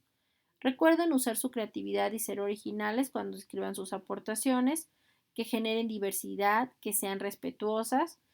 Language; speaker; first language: Spanish; native; Spanish